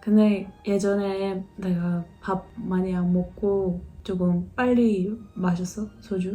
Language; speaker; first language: Korean; non-native, learner; Dutch